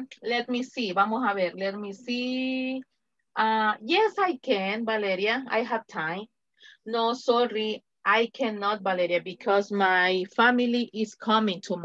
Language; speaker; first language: English; non-native, fluent; Spanish